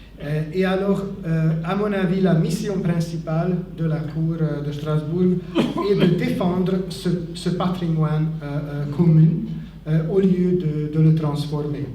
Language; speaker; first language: French; non-native, fluent; Hungarian